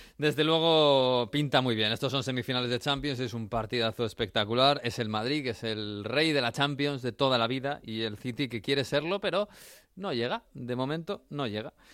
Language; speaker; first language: Spanish; native; Spanish